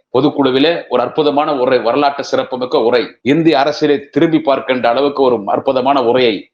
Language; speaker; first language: Tamil; native; Tamil